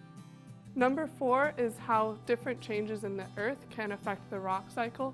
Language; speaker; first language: English; native; English